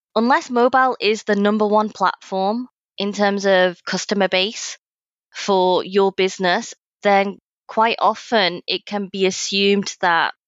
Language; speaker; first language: English; native; English